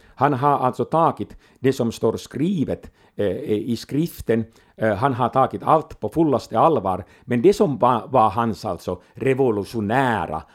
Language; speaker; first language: Swedish; non-native, local second language; Finnish